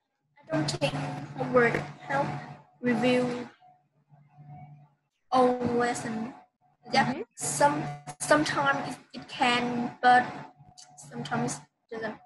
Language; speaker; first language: English; non-native, learner; Vietnamese